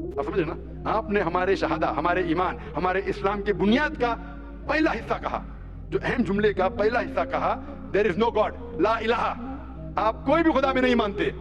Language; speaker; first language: Hindi; non-native, local second language; Konkani